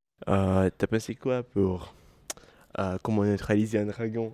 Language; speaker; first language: French; non-native, learner; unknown